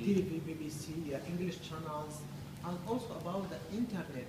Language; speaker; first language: English; non-native, learner; Kurdish